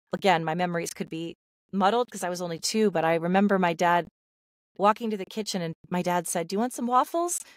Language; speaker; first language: English; native; English